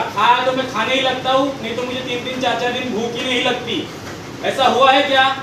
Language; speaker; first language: Hindi; non-native, local second language; Marathi